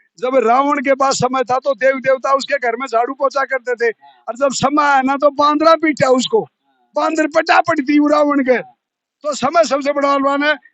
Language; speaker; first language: Hindi; native; Hindi